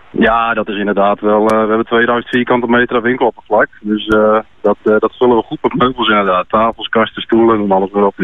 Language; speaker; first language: Dutch; native; Dutch